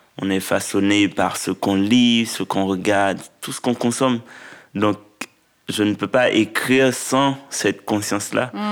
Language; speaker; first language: French; non-native, local second language; Haitian Creole